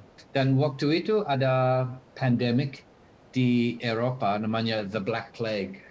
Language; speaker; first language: Indonesian; non-native, fluent; English